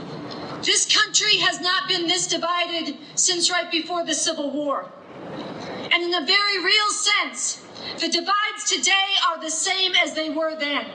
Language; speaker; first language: English; native; English